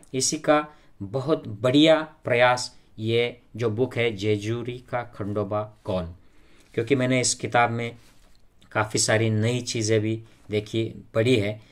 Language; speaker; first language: Hindi; non-native, local second language; Marathi